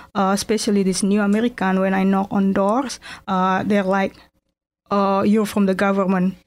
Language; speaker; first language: English; non-native, fluent; Indonesian